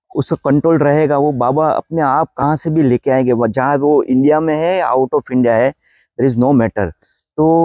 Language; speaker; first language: Hindi; non-native, local second language; Gujarati